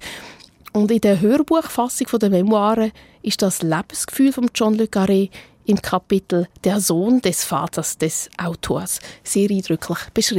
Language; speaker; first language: German; native; German